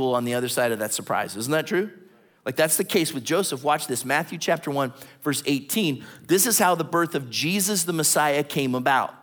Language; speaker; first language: English; native; English